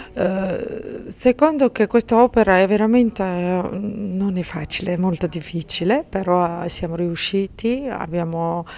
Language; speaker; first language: Italian; non-native, fluent; Georgian